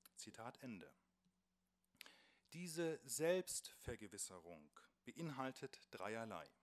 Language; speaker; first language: German; native; German